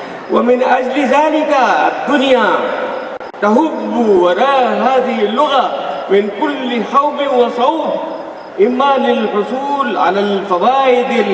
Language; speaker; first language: Arabic; non-native, fluent; Urdu